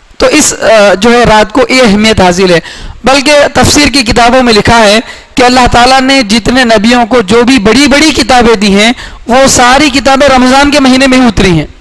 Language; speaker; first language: Urdu; native; Urdu